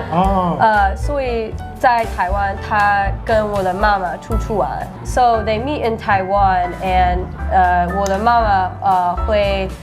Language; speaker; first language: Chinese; early bilingual, heritage; English